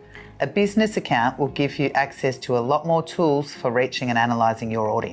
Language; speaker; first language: English; native; English